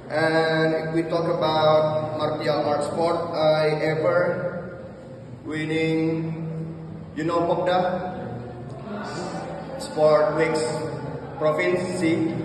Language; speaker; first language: English; non-native, learner; Indonesian